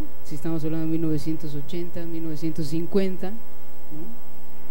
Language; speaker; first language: Spanish; native; Spanish